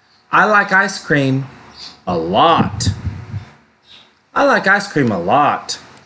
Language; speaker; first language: English; native; English